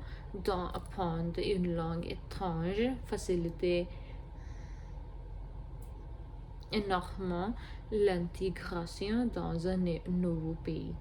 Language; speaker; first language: French; non-native, learner; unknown